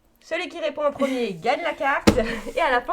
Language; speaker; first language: French; native; French